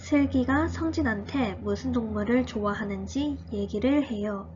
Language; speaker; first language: Korean; early bilingual, heritage; Korean